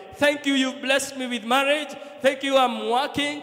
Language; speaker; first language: English; non-native, local second language; Swahili